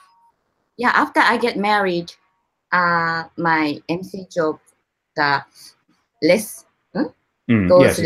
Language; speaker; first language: English; non-native, learner; Japanese